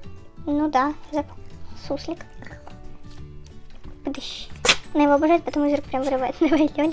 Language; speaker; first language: Russian; native; Russian